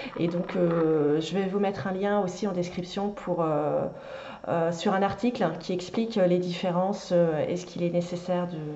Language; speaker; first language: French; native; French